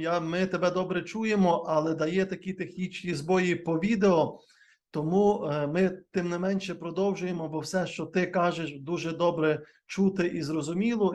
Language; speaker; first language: Ukrainian; native; Ukrainian